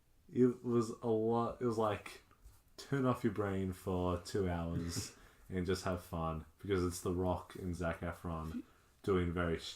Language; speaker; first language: English; native; English